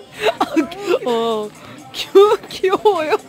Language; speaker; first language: Korean; non-native, learner; Turkish